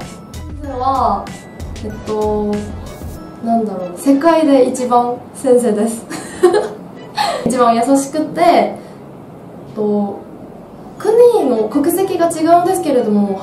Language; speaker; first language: Japanese; non-native, fluent; Korean